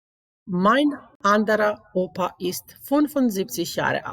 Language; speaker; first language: German; non-native, fluent; Macedonian